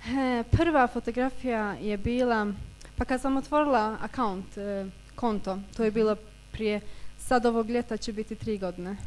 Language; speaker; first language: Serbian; early bilingual, heritage; Bosnian